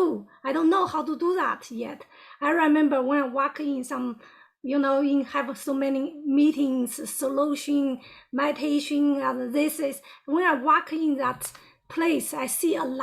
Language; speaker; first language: English; non-native, fluent; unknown